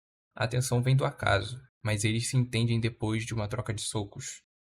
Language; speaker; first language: Portuguese; native; Portuguese